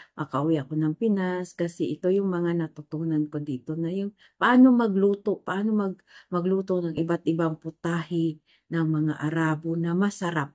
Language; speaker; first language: Filipino; non-native, local second language; Maguindanaon